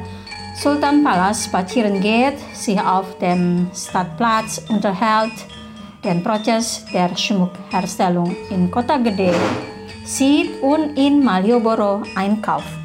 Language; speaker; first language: German; non-native, fluent; Indonesian